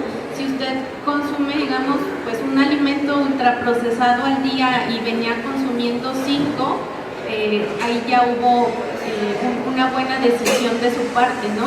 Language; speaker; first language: Spanish; native; Spanish